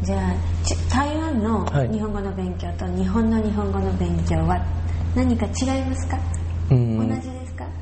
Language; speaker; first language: Japanese; native; Japanese